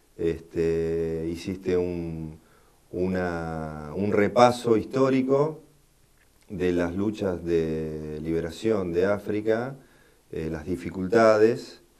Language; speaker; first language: Spanish; native; Spanish